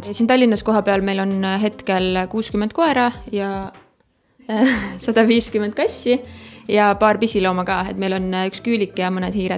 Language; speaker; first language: Estonian; native; Estonian